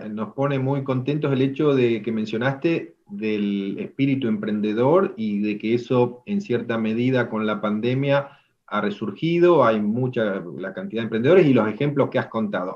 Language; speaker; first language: Spanish; native; Spanish